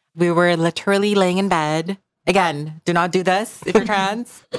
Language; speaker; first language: English; early bilingual, other home language; Bangla